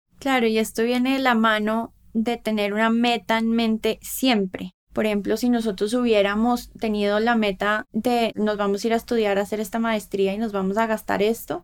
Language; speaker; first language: Spanish; native; Spanish